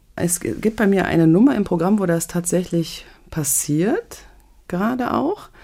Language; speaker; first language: German; native; German